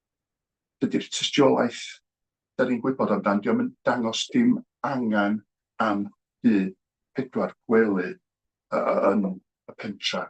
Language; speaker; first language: Welsh; native; Welsh